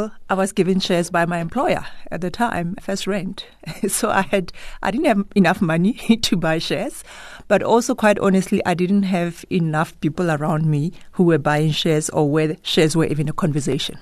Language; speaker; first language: English; non-native, local second language; Tswana